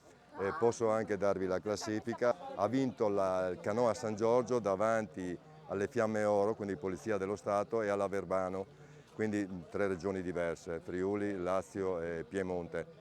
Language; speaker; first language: Italian; native; Italian